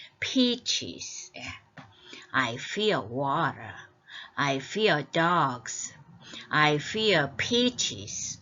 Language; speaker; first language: English; non-native, fluent; Korean